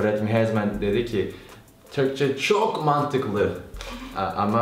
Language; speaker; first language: Turkish; non-native, learner; Korean